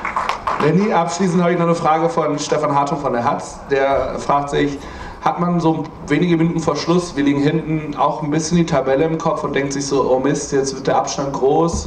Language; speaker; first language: German; native; German